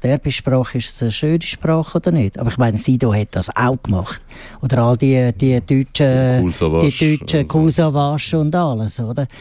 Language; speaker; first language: German; native; German